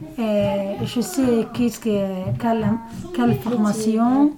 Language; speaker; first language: French; non-native, learner; Arabic